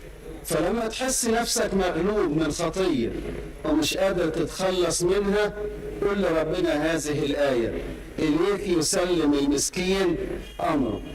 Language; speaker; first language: Arabic; native; Arabic